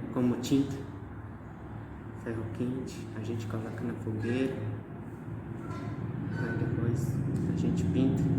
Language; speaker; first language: Portuguese; non-native, local second language; Guarani